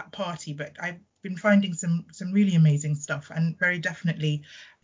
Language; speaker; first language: English; native; English